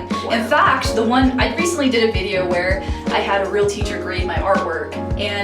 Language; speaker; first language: English; native; English